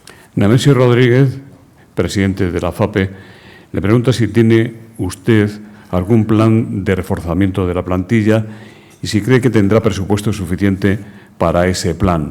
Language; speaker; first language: Spanish; native; Spanish